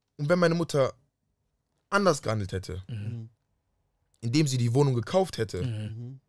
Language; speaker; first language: German; early bilingual, other home language; Akan